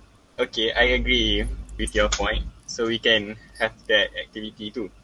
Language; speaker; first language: English; non-native, local second language; Malay